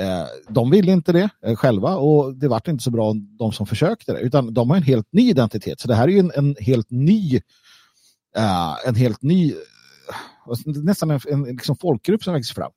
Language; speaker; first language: Swedish; native; Swedish